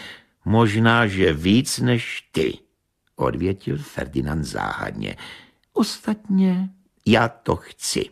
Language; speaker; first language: Czech; native; Czech